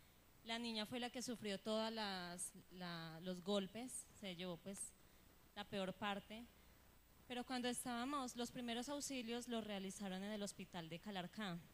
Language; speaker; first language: Spanish; native; Spanish